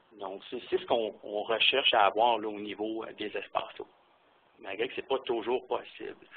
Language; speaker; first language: French; native; French